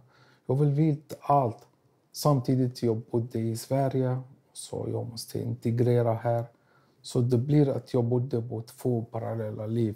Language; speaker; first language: Swedish; non-native, learner; Arabic